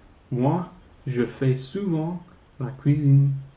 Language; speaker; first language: French; non-native, fluent; English